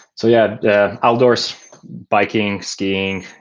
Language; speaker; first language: English; non-native, fluent; Slovak